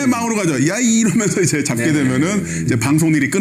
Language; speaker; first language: Korean; native; Korean